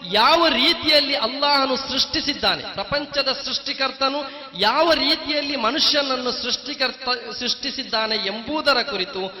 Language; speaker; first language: Kannada; non-native, local second language; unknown